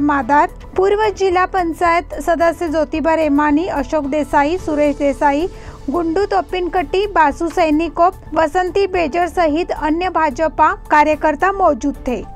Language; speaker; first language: Hindi; non-native, local second language; Marathi